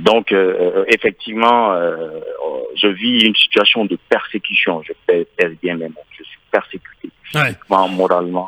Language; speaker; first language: French; non-native, local second language; Fula